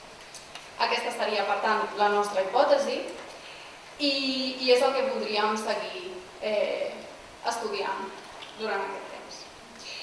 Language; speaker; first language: Catalan; native; Catalan